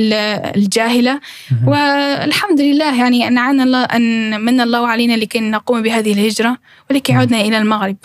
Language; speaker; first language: Arabic; early bilingual, heritage; Arabic